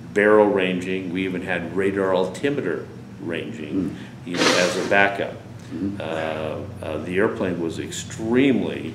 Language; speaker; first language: English; native; English